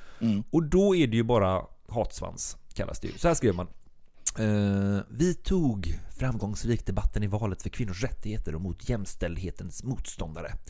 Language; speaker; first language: Swedish; native; Swedish